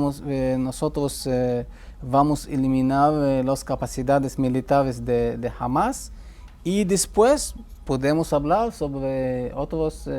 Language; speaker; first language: Spanish; non-native, fluent; Hebrew